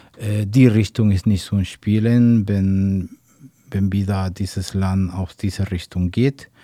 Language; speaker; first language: German; non-native, fluent; Spanish